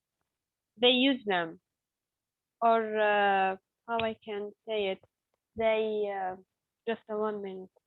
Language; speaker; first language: English; non-native, learner; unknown